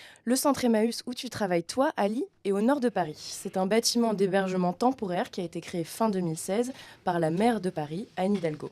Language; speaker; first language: French; native; French